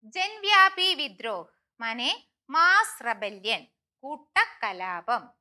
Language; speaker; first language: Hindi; non-native, local second language; Malayalam